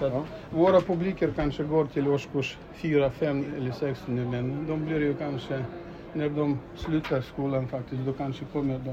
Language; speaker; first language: Swedish; non-native, fluent; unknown